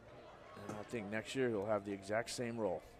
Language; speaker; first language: English; native; English